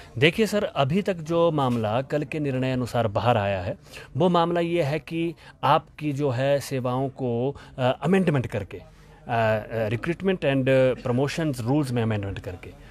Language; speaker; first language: Hindi; native; Hindi